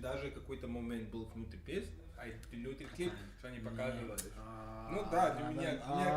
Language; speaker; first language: Russian; non-native, learner; English